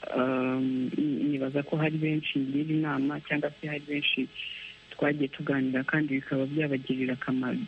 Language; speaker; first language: Kinyarwanda; native; Kinyarwanda